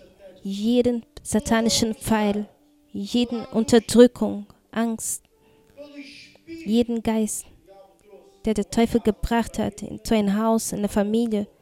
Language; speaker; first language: German; non-native, fluent; Portuguese